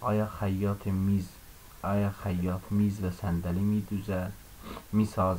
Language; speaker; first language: Persian; non-native, fluent; Azerbaijani